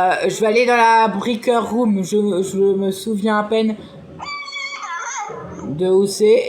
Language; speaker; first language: French; native; French